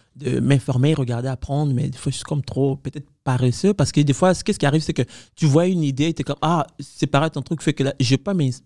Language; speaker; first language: French; non-native, fluent; Spanish